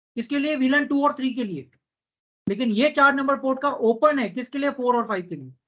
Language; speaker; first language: Hindi; non-native, local second language; Marathi